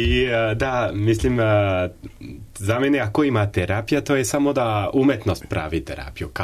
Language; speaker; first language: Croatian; non-native, learner; French